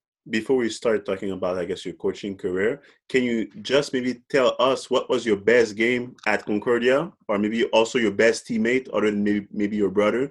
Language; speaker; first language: English; non-native, fluent; French